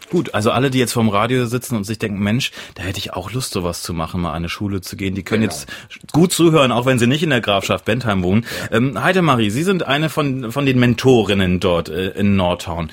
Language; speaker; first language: German; native; German